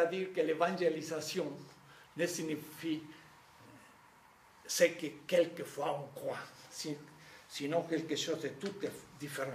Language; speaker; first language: French; non-native, fluent; Spanish